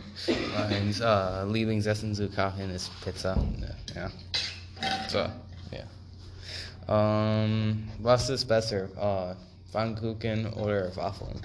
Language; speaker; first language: German; non-native, learner; English